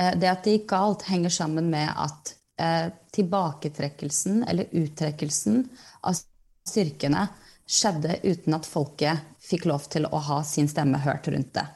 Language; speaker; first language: Norwegian; early bilingual, other home language; Persian